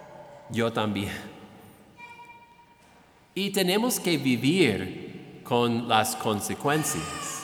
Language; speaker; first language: Spanish; non-native, fluent; English